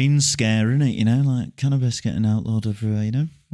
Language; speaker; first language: English; native; English